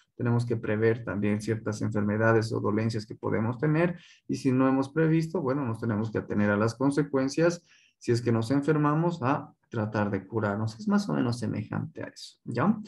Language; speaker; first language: Spanish; non-native, local second language; Quechua